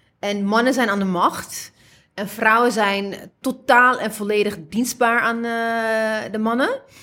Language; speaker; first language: Dutch; early bilingual, other home language; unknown